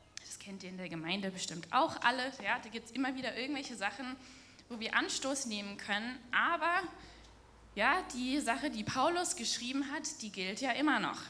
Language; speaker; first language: German; native; German